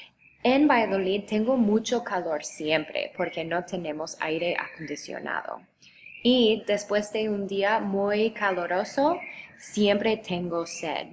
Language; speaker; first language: Spanish; non-native, fluent; English